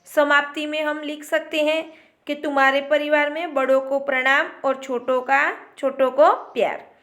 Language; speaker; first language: Hindi; non-native, local second language; Gujarati